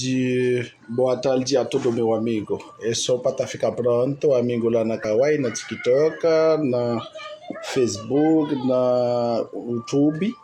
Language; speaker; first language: Portuguese; non-native, learner; Haitian Creole